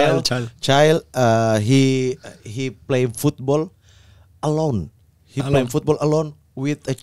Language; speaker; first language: English; non-native, learner; Indonesian